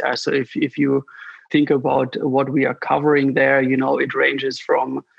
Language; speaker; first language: English; non-native, fluent; German